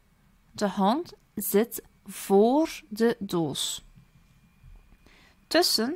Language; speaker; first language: Dutch; early bilingual, other home language; Turkish